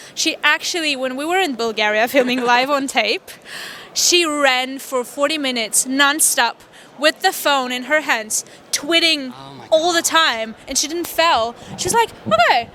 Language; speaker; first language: English; non-native, fluent; Armenian